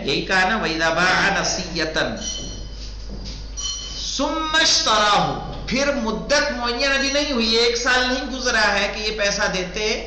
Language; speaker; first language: Urdu; native; Urdu